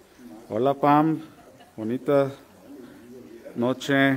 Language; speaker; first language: Spanish; native; Spanish